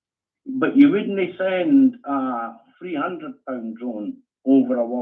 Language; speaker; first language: English; native; English